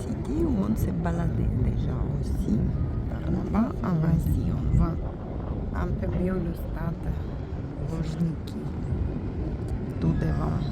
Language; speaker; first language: French; non-native, fluent; Russian